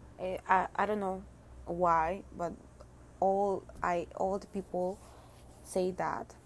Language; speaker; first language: English; non-native, learner; Spanish